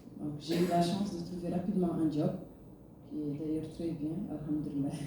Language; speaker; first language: French; non-native, local second language; Fula